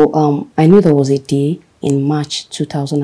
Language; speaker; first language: English; non-native, local second language; Yoruba